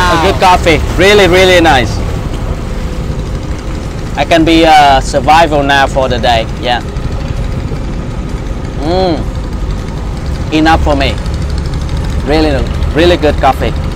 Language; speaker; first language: English; non-native, fluent; Vietnamese